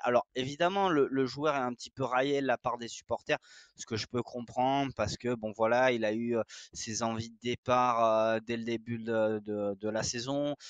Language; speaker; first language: French; native; French